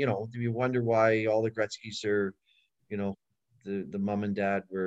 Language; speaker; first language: English; native; English